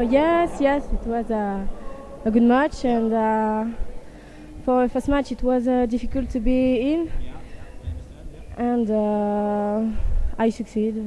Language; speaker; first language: English; non-native, learner; French